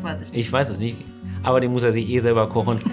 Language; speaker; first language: German; native; German